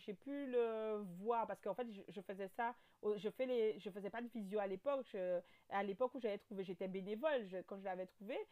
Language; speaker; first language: French; native; French